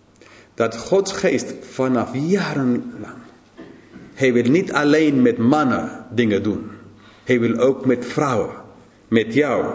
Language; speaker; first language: Dutch; non-native, fluent; English